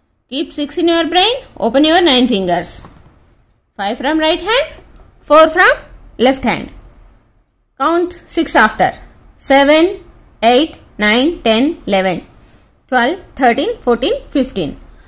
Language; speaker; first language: English; non-native, local second language; Telugu